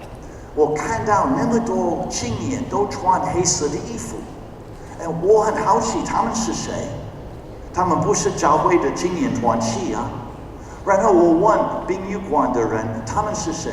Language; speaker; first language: Chinese; non-native, fluent; English